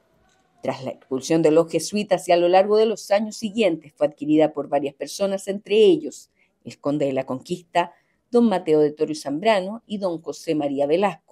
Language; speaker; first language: Spanish; native; Spanish